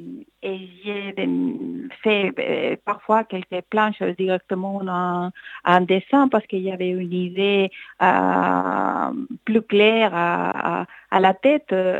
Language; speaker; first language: French; non-native, fluent; Spanish